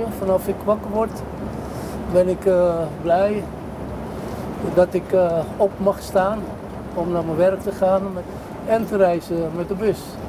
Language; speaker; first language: Dutch; non-native, fluent; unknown